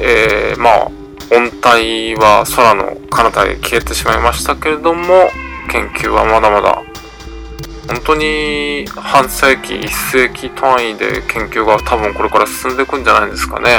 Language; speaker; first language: Japanese; native; Japanese